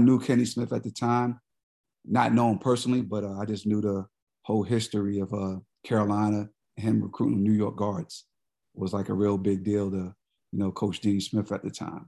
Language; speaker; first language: English; native; English